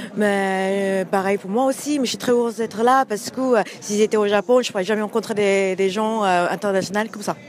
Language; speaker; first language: French; non-native, fluent; Japanese